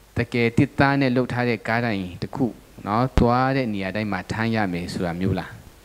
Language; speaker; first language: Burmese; non-native, local second language; Tedim Chin